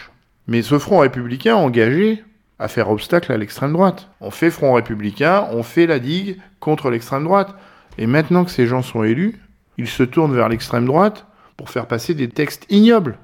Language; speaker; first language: French; native; French